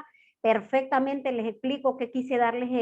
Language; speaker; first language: Spanish; native; Spanish